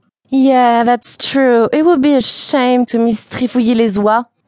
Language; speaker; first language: English; non-native, fluent; French